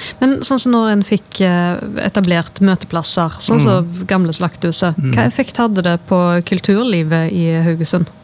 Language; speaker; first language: Norwegian; native; Norwegian